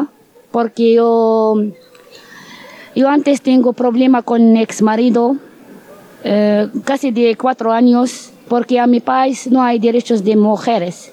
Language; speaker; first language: Spanish; non-native, learner; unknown